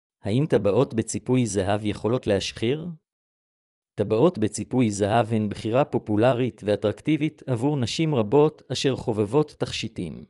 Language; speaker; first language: Hebrew; native; Hebrew